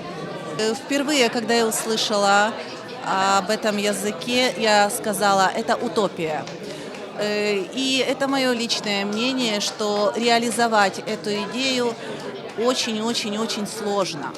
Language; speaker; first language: Russian; non-native, fluent; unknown